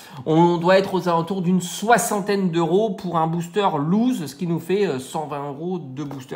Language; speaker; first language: French; native; French